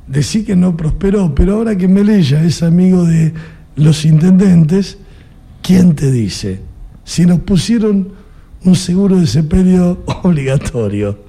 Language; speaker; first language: Spanish; native; Spanish